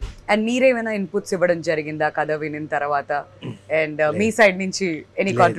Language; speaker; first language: Telugu; native; Telugu